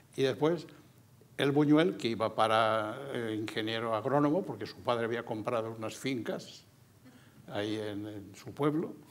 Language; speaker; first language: Spanish; native; Spanish